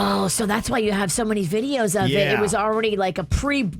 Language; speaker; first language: English; native; English